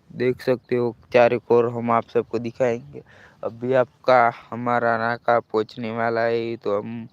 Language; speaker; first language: Hindi; non-native, local second language; Gujarati